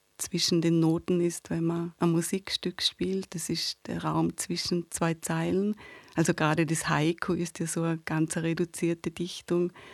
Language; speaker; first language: German; native; German